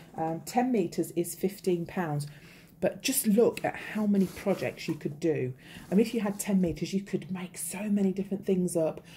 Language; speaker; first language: English; native; English